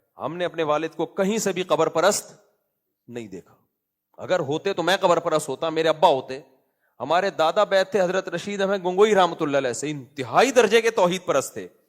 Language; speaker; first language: Urdu; native; Urdu